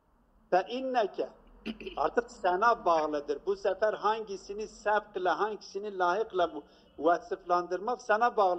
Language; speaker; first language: Turkish; native; Turkish